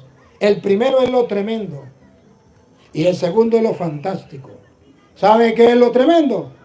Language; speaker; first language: Spanish; native; Spanish